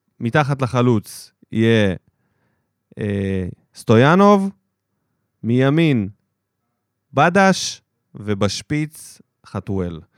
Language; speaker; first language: Hebrew; early bilingual, other home language; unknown